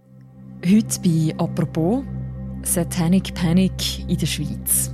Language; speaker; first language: German; native; German